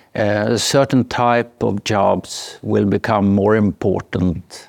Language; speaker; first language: English; non-native, fluent; Swedish